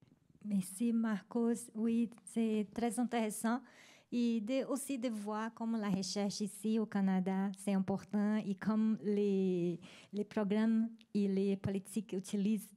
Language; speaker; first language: French; non-native, fluent; Spanish